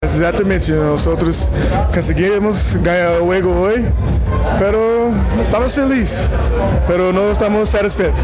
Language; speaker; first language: Spanish; non-native, learner; Portuguese